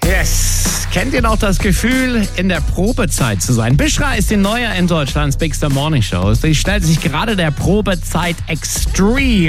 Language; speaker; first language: German; native; German